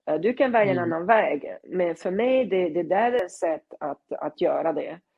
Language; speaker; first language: Swedish; non-native, fluent; Italian